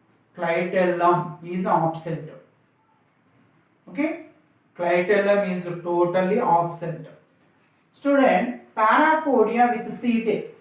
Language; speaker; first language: English; non-native, local second language; Telugu